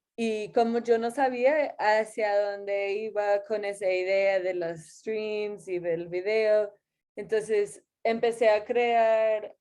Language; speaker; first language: Spanish; non-native, fluent; English